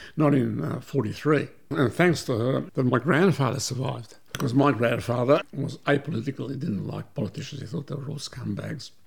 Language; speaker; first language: English; early bilingual, other home language; Serbian